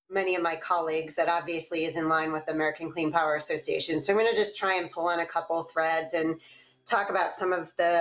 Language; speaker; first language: English; native; English